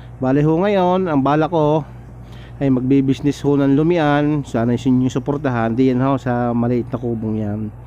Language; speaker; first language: Filipino; native; Filipino